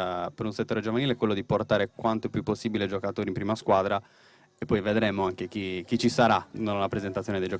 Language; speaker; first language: Italian; native; Italian